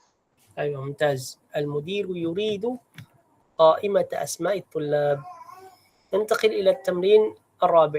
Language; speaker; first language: Arabic; non-native, fluent; Filipino